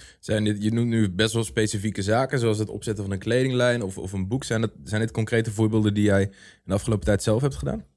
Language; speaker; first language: Dutch; native; Dutch